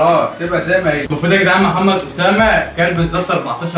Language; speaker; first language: Arabic; native; Arabic